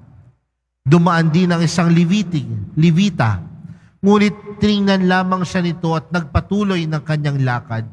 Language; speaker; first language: Filipino; native; Filipino